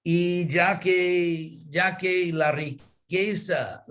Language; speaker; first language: Spanish; non-native, fluent; English